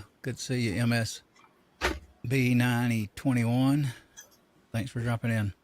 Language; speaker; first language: English; native; English